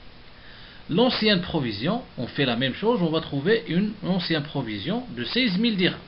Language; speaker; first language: French; non-native, local second language; Arabic